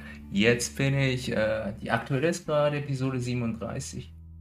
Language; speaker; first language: German; native; German